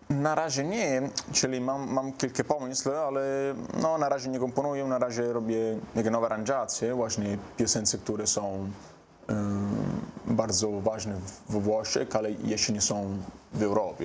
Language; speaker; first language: Polish; non-native, learner; Italian